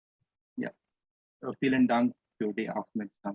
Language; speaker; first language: German; non-native, fluent; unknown